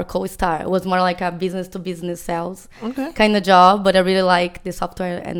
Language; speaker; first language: English; non-native, fluent; Portuguese